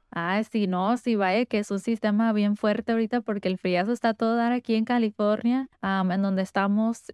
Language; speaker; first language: Spanish; early bilingual, heritage; Spanish